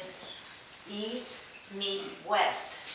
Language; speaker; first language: English; non-native, learner; Chinese